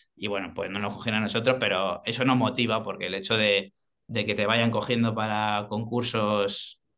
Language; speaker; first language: Spanish; native; Spanish